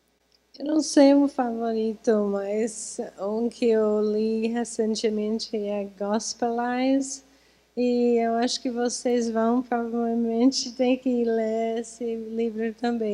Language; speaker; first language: Portuguese; non-native, fluent; English